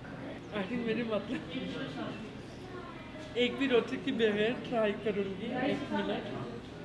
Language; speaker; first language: Hindi; non-native, fluent; Turkish